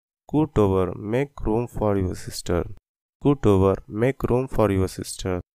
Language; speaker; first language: English; non-native, local second language; Tamil